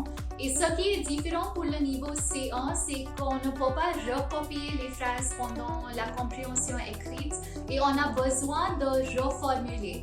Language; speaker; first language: French; non-native, fluent; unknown